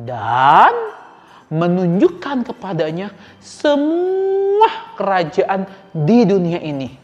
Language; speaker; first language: Indonesian; native; Indonesian